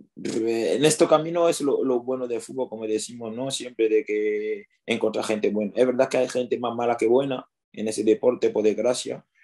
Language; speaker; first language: Spanish; early bilingual, other home language; French